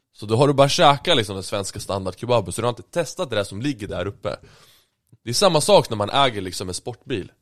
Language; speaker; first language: Swedish; native; Swedish